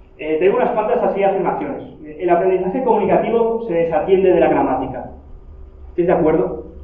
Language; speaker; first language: Spanish; native; Spanish